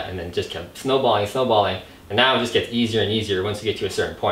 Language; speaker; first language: English; native; English